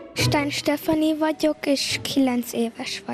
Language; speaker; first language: Hungarian; early bilingual, heritage; Hungarian